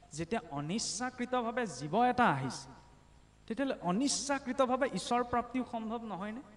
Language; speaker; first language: Assamese; native; Assamese